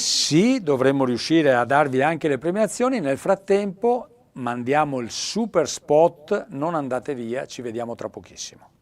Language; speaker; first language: Italian; native; Italian